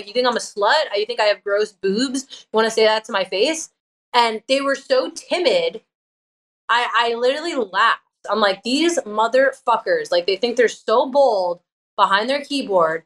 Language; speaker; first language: English; native; English